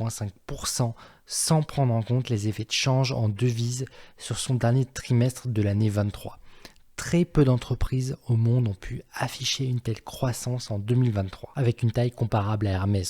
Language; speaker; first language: French; native; French